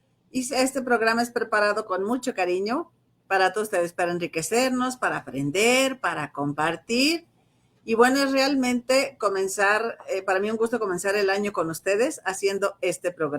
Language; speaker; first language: Spanish; native; Spanish